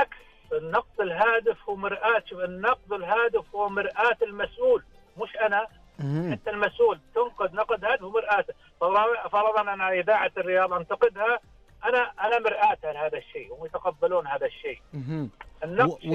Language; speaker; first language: Arabic; native; Arabic